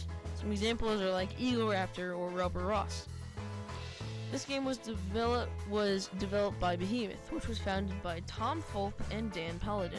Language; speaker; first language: English; native; English